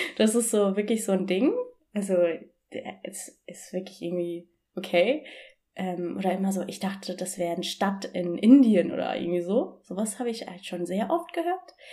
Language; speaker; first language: German; early bilingual, other home language; Bangla